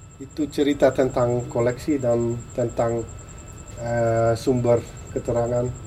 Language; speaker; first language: Indonesian; non-native, fluent; Dutch